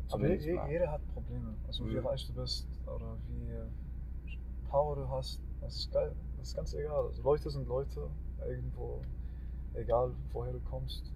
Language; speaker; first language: German; non-native, learner; Arabic